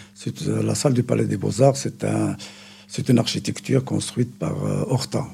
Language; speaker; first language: French; non-native, local second language; Arabic